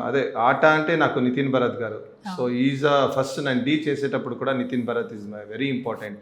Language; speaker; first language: Telugu; non-native, local second language; Kannada